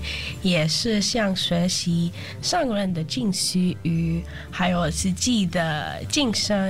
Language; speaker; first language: Chinese; non-native, fluent; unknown